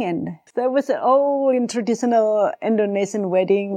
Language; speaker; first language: English; non-native, fluent; Javanese